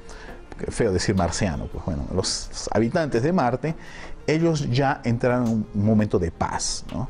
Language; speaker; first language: Spanish; native; Spanish